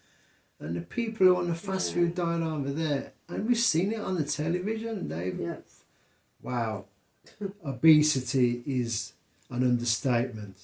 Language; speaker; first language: English; native; English